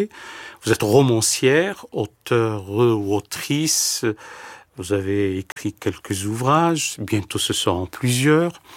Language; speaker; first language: French; native; French